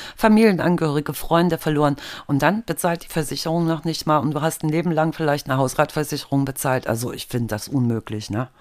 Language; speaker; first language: German; native; German